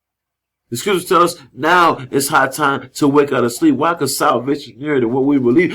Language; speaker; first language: English; native; English